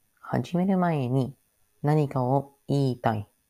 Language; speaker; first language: Japanese; non-native, learner; English